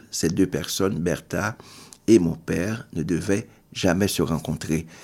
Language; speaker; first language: French; non-native, local second language; Haitian Creole